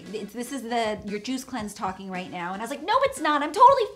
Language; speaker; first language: English; native; English